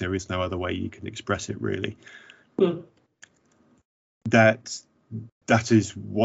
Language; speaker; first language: English; native; English